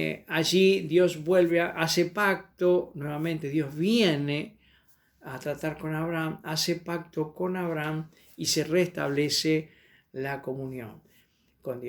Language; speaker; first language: Spanish; native; Spanish